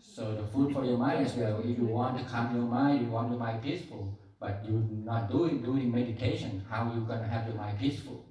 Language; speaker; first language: English; non-native, learner; Thai